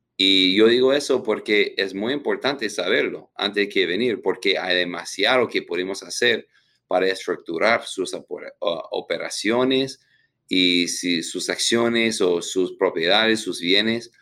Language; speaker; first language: Spanish; non-native, learner; English